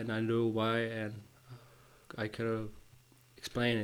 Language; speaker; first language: English; non-native, learner; Czech